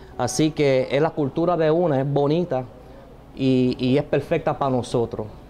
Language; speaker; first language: Spanish; early bilingual, heritage; Spanish